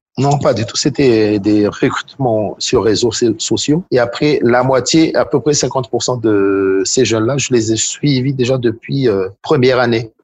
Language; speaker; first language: French; non-native, local second language; Malagasy